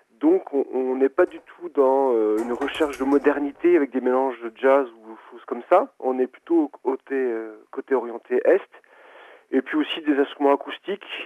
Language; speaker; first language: French; native; French